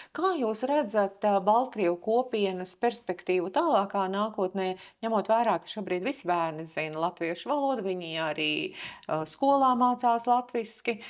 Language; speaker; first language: Latvian; native; Latvian